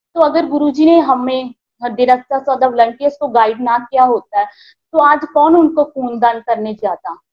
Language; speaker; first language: Hindi; native; Hindi